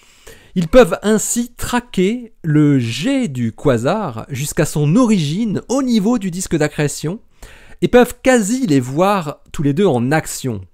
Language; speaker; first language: French; native; French